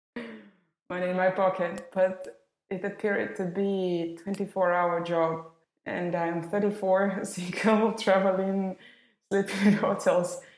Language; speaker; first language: English; non-native, fluent; Russian